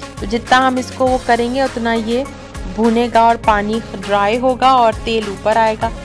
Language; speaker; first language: Urdu; native; Urdu